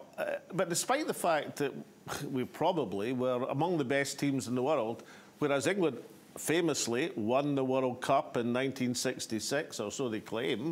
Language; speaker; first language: English; native; English